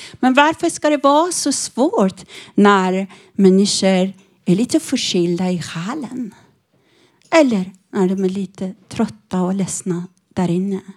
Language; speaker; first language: Swedish; non-native, fluent; Persian